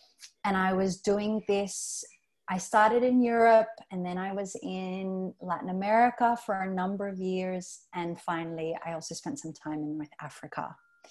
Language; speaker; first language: English; native; English